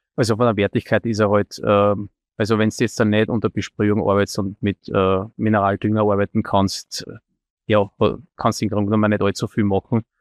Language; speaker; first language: German; native; German